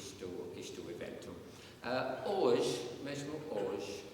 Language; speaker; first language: Portuguese; non-native, learner; English